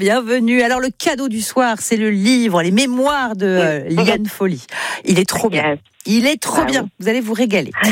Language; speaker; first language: French; native; French